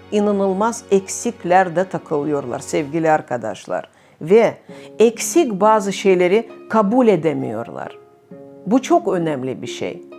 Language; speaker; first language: Turkish; non-native, fluent; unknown